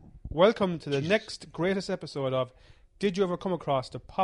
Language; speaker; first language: English; native; English